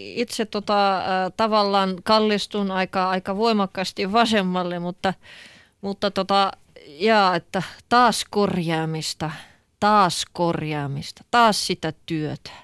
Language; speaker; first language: Finnish; non-native, fluent; Russian